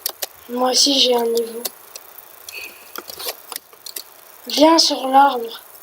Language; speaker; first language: French; native; French